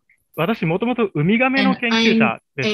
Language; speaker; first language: Japanese; native; Japanese